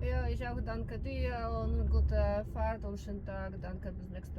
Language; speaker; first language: German; non-native, learner; Polish